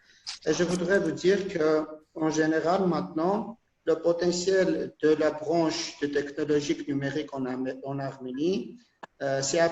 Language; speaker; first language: French; non-native, fluent; Armenian